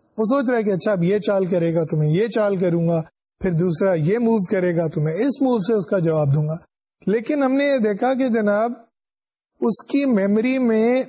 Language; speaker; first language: Urdu; non-native, local second language; Punjabi